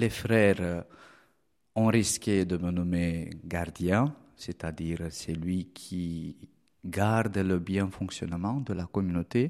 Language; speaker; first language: French; non-native, fluent; Romanian